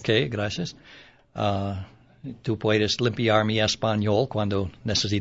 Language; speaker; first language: Spanish; non-native, learner; English